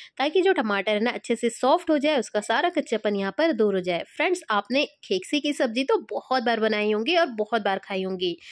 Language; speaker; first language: Hindi; native; Hindi